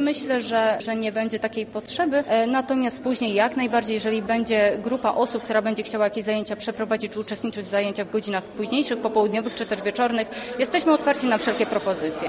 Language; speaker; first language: Polish; native; Polish